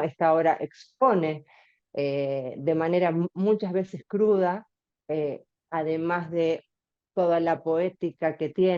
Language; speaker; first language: Spanish; native; Spanish